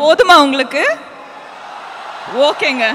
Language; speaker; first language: Tamil; non-native, learner; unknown